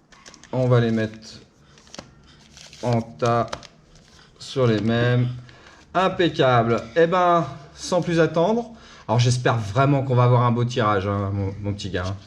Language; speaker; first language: French; native; French